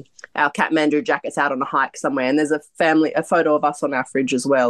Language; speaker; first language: English; non-native, local second language; Croatian